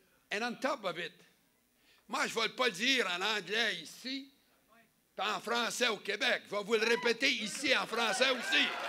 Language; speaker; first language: French; native; French